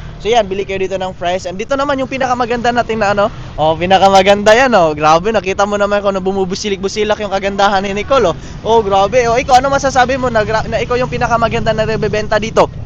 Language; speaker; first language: Filipino; non-native, local second language; Cebuano